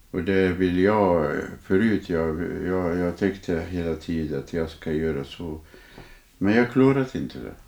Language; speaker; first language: Swedish; non-native, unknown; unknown